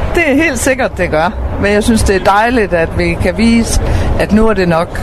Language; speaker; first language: Danish; native; Danish